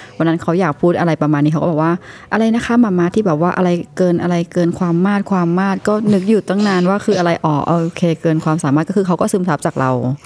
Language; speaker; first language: Thai; native; Thai